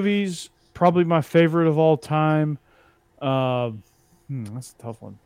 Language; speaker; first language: English; native; English